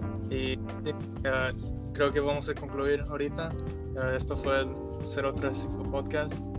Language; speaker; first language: Spanish; non-native, learner; English